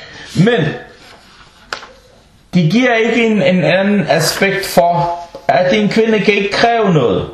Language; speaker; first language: Danish; non-native, local second language; Arabic